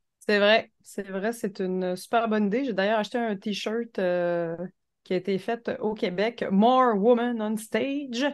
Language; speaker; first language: French; native; French